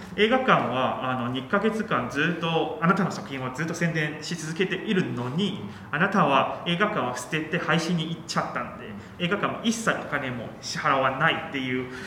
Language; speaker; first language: Japanese; non-native, fluent; Chinese